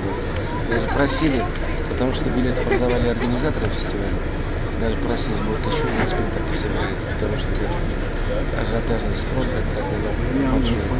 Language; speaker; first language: Russian; non-native, local second language; Bashkir